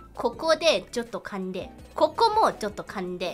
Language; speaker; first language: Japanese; non-native, learner; English